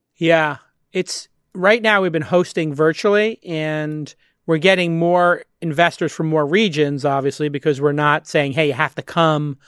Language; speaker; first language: English; native; English